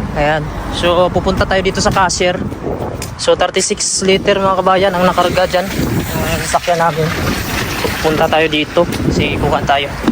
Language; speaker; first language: Filipino; native; Filipino